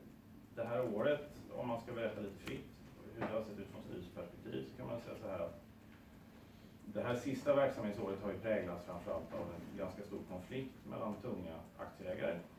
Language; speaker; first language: Swedish; native; Swedish